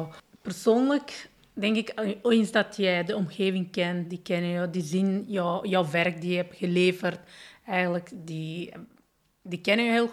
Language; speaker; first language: Dutch; non-native, fluent; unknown